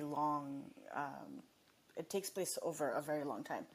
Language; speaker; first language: English; non-native, local second language; Nepali